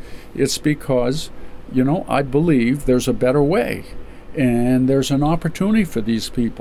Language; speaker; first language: English; native; English